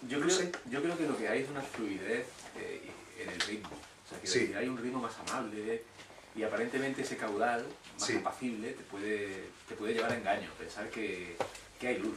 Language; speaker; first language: Spanish; native; Spanish